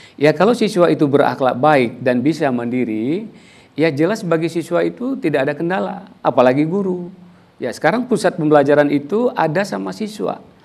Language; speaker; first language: Indonesian; native; Indonesian